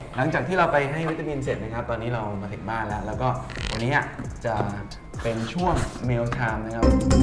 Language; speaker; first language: Thai; native; Thai